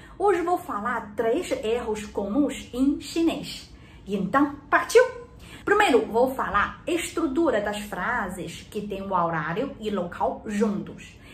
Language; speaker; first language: Portuguese; non-native, learner; Chinese